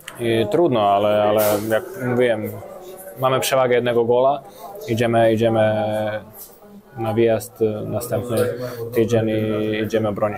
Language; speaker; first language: Polish; non-native, fluent; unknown